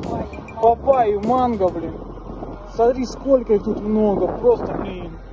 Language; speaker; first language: Russian; native; Russian